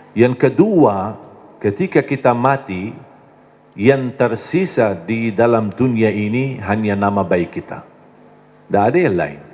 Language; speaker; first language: Indonesian; non-native, fluent; Arabic